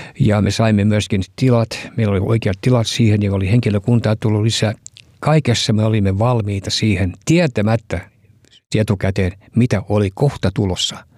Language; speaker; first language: Finnish; early bilingual, heritage; Finnish